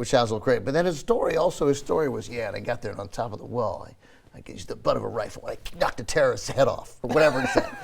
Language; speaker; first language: English; native; English